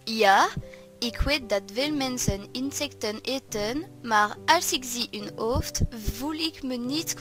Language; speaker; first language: Dutch; non-native, learner; French